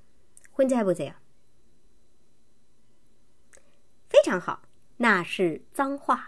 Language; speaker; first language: Korean; non-native, fluent; Chinese